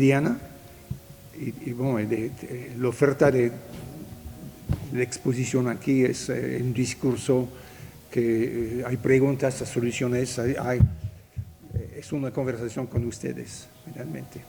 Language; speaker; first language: Spanish; non-native, fluent; French